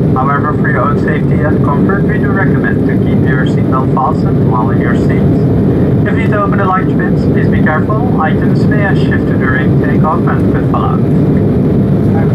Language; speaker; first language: English; non-native, fluent; Dutch